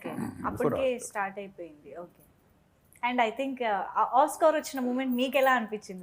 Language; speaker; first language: Telugu; native; Telugu